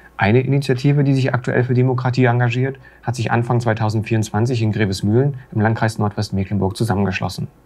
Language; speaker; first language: German; native; German